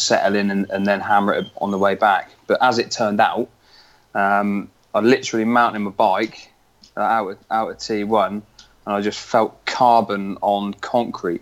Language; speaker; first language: English; native; English